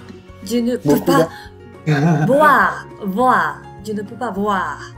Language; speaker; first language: French; non-native, learner; Japanese